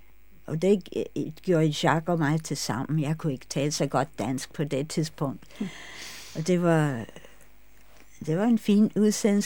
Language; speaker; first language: Danish; non-native, fluent; English